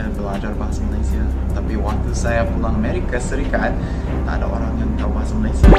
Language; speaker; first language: Indonesian; non-native, fluent; English